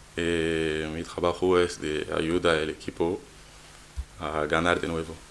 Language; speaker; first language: Spanish; non-native, learner; French